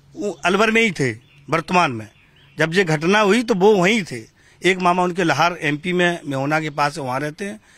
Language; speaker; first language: Hindi; native; Hindi